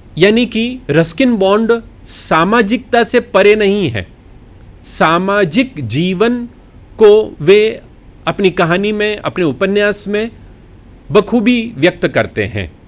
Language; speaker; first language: Hindi; non-native, local second language; Gujarati